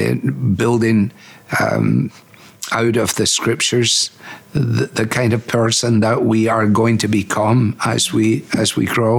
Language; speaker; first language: English; native; English